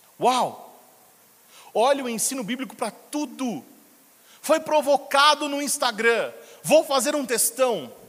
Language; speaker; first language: Portuguese; native; Portuguese